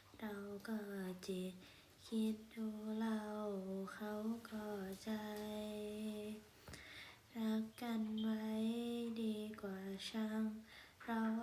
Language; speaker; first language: Thai; native; Thai